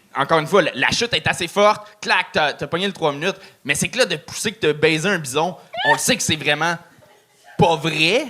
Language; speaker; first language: French; native; French